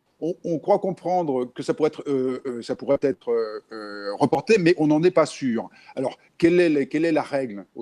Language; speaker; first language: French; native; French